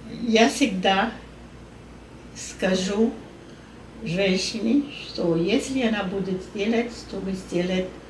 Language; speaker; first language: Russian; non-native, learner; Spanish